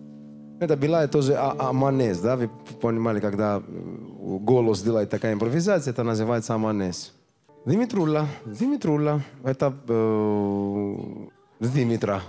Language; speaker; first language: Russian; non-native, learner; Greek